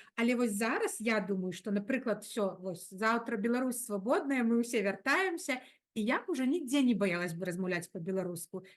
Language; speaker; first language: Belarusian; non-native, local second language; Russian